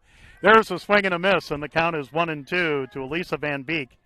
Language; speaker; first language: English; native; English